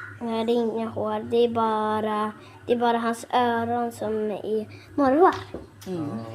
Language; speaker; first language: Swedish; early bilingual, other home language; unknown